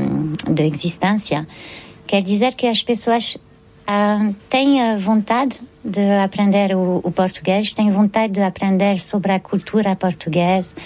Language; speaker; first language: Portuguese; non-native, fluent; French